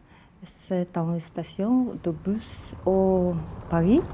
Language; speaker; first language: French; non-native, learner; Ukrainian